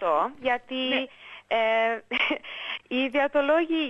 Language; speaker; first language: Greek; early bilingual, heritage; English